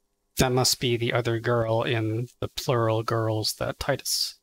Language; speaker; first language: English; native; English